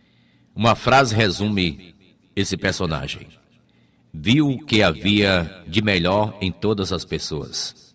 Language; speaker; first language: Portuguese; native; Portuguese